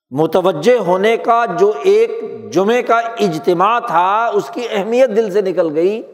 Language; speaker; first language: Urdu; native; Urdu